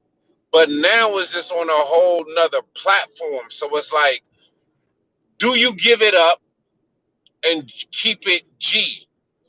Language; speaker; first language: English; native; English